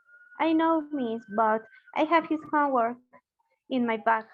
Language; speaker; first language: English; non-native, learner; Spanish